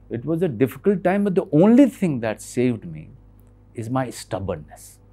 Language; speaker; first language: Hindi; native; Hindi